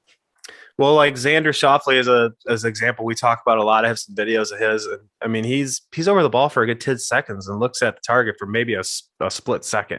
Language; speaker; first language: English; native; English